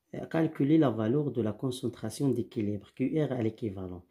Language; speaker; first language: French; non-native, local second language; Arabic